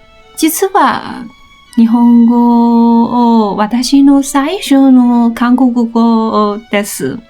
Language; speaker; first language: Japanese; non-native, learner; Chinese